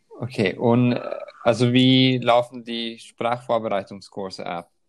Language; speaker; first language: German; non-native, fluent; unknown